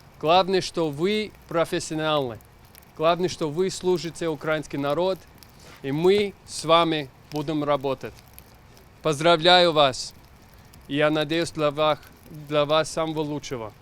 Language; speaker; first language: Russian; non-native, learner; English